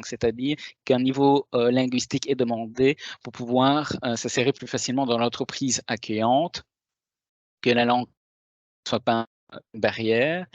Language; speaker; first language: French; native; French